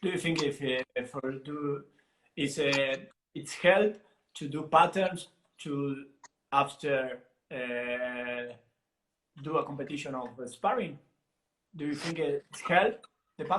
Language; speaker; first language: English; non-native, learner; Italian